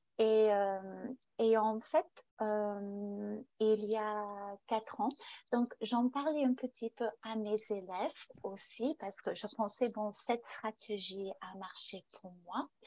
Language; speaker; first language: French; non-native, fluent; English